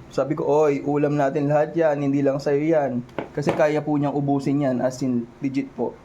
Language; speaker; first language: Filipino; native; Filipino